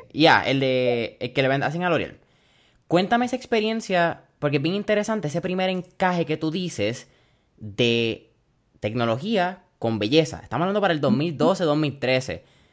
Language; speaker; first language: Spanish; early bilingual, heritage; Spanish